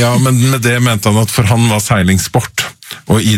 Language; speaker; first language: Norwegian; native; Norwegian